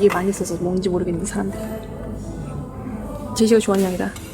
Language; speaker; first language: Korean; native; Korean